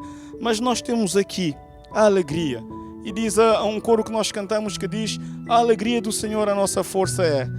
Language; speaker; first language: Portuguese; native; Portuguese